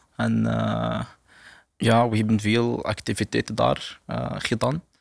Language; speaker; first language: Dutch; non-native, learner; Arabic